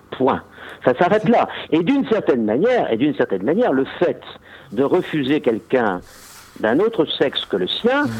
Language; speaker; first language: French; native; French